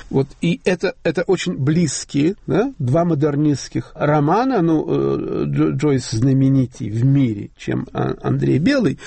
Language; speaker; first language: Russian; native; Russian